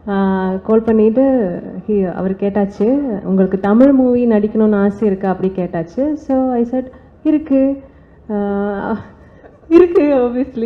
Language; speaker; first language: Tamil; non-native, learner; Malayalam